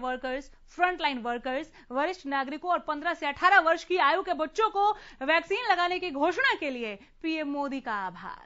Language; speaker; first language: Hindi; native; Hindi